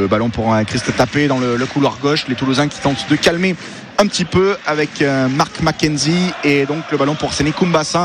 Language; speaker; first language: French; native; French